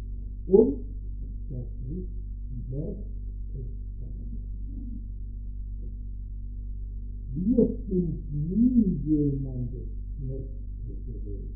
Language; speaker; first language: German; native; German